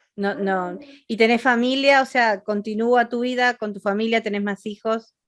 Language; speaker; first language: Spanish; native; Spanish